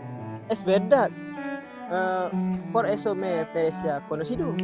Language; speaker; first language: Spanish; non-native, learner; Malay